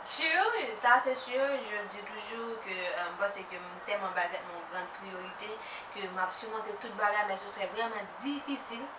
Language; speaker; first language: French; non-native, local second language; Haitian Creole